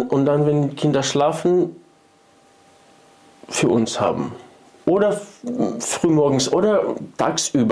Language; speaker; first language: German; non-native, fluent; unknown